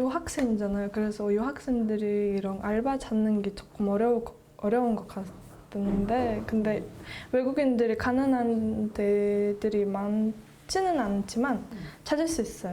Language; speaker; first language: Korean; non-native, fluent; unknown